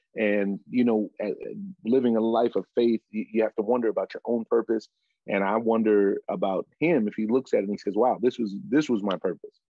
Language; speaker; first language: English; native; English